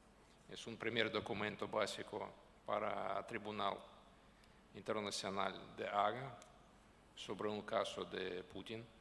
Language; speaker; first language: Spanish; non-native, learner; Ukrainian